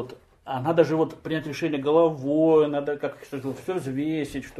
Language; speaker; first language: Russian; native; Russian